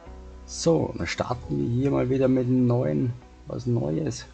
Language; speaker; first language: German; native; German